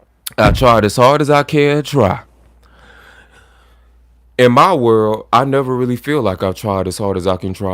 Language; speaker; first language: English; native; English